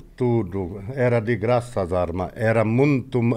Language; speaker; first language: Portuguese; non-native, fluent; Arabic